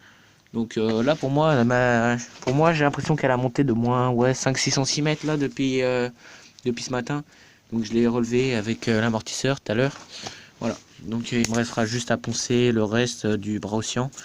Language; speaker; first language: French; native; French